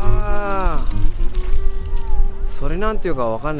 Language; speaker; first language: Japanese; non-native, learner; English